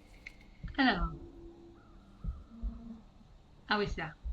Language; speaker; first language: French; native; French